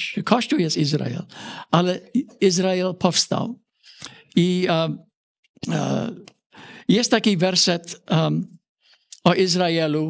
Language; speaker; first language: Polish; early bilingual, heritage; Polish